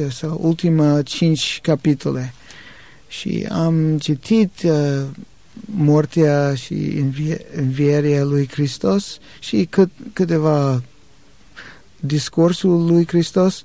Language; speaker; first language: Romanian; non-native, learner; English